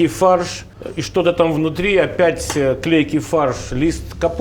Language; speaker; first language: Russian; native; Russian